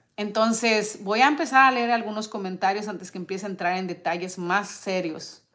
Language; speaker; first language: Spanish; native; Spanish